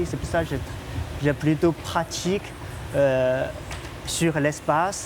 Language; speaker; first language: French; non-native, fluent; Chinese